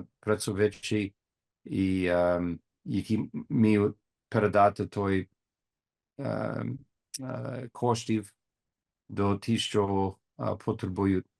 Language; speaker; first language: Ukrainian; non-native, learner; English